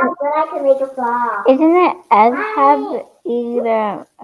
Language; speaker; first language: Arabic; non-native, learner; English